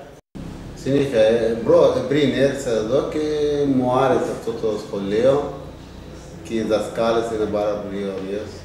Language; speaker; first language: Greek; non-native, learner; Arabic